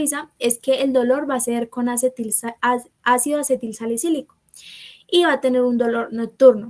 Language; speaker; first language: Spanish; native; Spanish